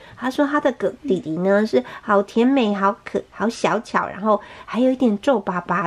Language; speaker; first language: Chinese; native; Chinese